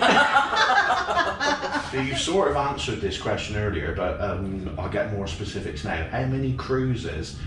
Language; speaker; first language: English; native; English